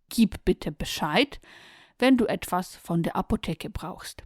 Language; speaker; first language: German; non-native, fluent; Polish